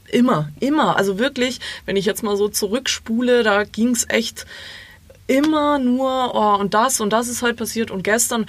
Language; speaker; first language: German; early bilingual, other home language; Croatian